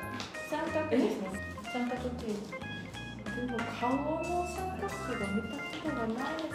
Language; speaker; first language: Japanese; non-native, learner; Filipino